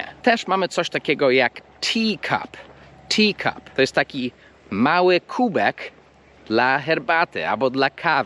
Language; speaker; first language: Polish; non-native, fluent; English